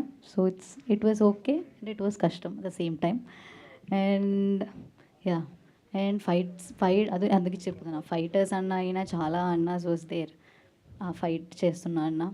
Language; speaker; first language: Telugu; non-native, local second language; Malayalam